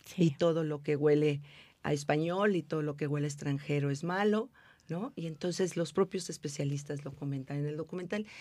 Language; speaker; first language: Spanish; native; Spanish